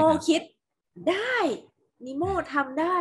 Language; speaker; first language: Thai; native; Thai